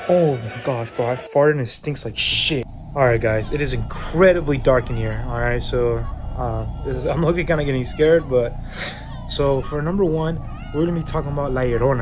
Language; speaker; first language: English; early bilingual, other home language; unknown